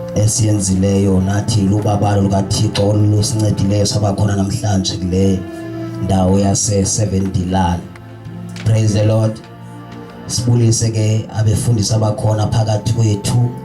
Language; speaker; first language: Zulu; non-native, local second language; Xhosa